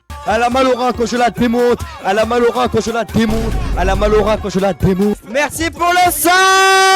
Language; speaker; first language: French; native; French